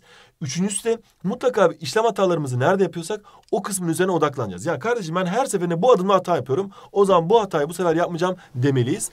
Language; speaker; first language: Turkish; native; Turkish